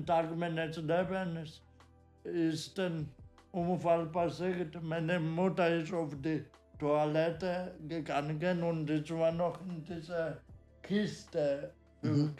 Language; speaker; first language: German; non-native, learner; Polish